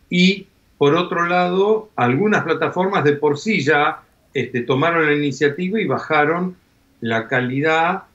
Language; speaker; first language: Spanish; native; Spanish